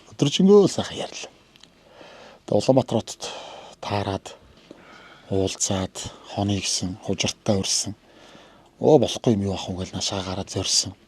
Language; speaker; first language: Mongolian; native; Mongolian